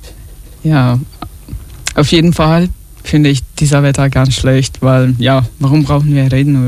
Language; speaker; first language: German; early bilingual, other home language; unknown